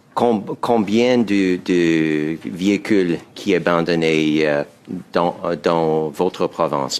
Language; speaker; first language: French; non-native, learner; English